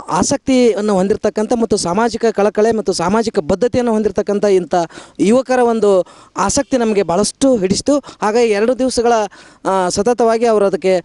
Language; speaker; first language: Kannada; native; Kannada